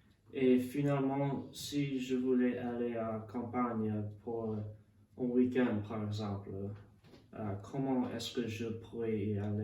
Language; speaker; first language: French; non-native, learner; English